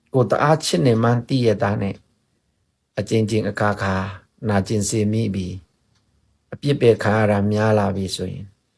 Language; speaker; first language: Burmese; non-native, local second language; Pa'o Karen